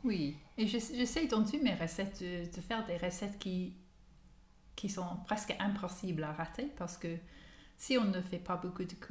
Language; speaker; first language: French; non-native, learner; English